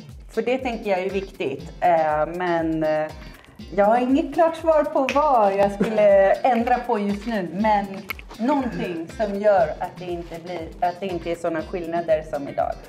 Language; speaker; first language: Swedish; native; Swedish